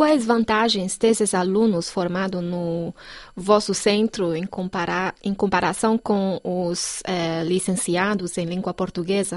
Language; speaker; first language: Portuguese; non-native, fluent; Chinese